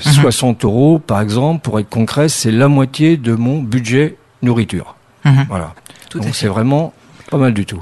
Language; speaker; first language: French; native; French